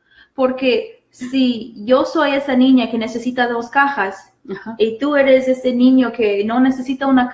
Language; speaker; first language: Spanish; non-native, fluent; English